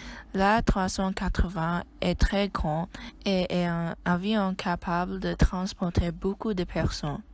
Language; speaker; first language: French; non-native, learner; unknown